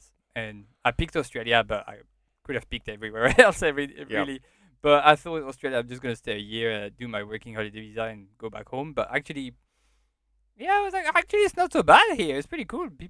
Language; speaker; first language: English; non-native, fluent; French